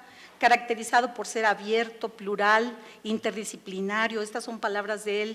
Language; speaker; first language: Spanish; native; Spanish